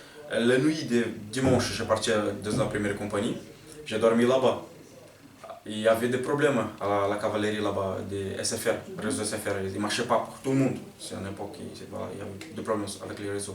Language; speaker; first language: French; non-native, fluent; Portuguese